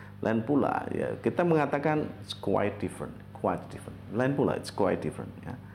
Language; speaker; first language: English; non-native, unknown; Indonesian